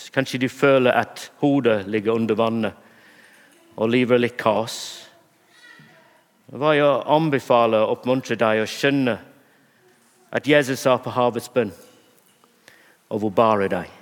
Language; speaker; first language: Norwegian; non-native, fluent; English